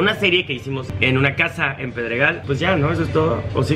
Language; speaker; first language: Spanish; native; Spanish